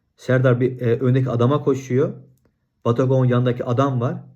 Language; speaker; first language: Turkish; non-native, fluent; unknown